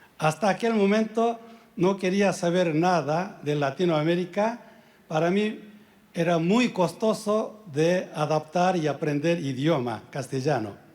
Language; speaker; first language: Spanish; non-native, fluent; Korean